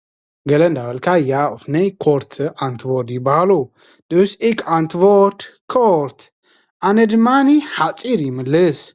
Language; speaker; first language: Dutch; non-native, fluent; Tigrinya